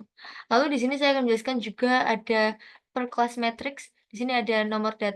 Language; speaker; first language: Indonesian; native; Indonesian